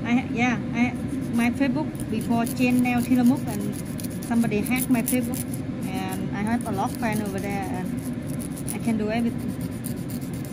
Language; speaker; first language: English; non-native, learner; Vietnamese